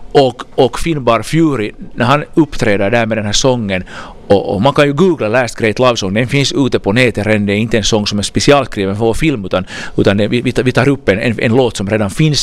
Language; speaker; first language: Swedish; native; Swedish